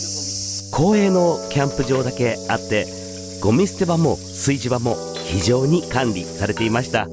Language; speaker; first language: Japanese; native; Japanese